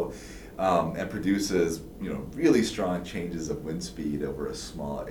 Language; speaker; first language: English; native; English